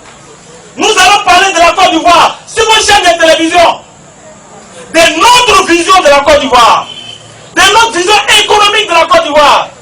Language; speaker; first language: French; non-native, local second language; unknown